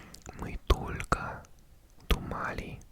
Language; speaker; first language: Russian; non-native, learner; English